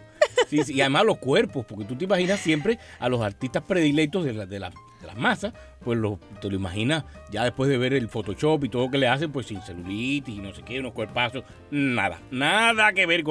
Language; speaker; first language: Spanish; native; Spanish